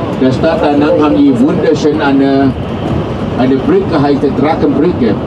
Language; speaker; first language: German; non-native, learner; Vietnamese